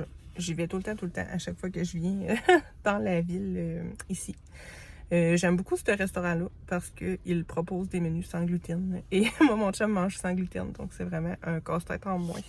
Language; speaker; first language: French; native; French